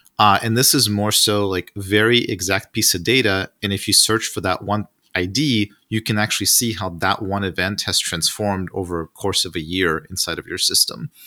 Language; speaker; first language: English; non-native, fluent; Russian